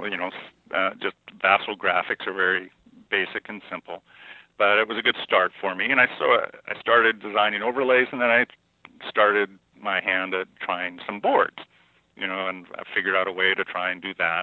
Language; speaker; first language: English; native; English